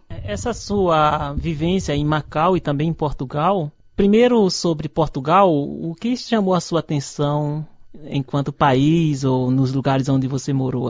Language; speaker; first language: Portuguese; native; Portuguese